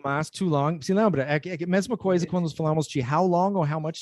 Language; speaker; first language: Portuguese; non-native, fluent; English